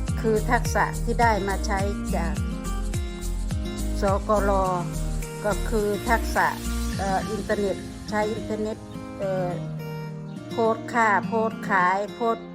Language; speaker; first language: Thai; native; Thai